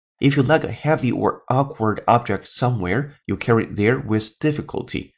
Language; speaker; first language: English; non-native, fluent; Chinese